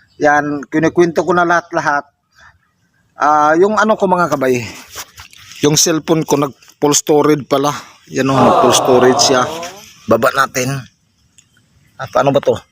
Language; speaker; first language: Filipino; non-native, local second language; Cebuano